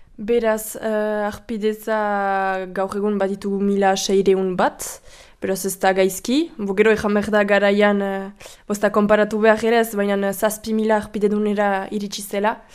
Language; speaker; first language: Basque; native; Basque